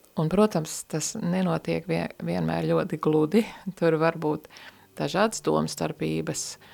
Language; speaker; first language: Latvian; early bilingual, heritage; Latvian